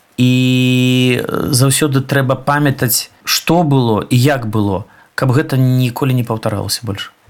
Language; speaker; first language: Belarusian; non-native, local second language; Russian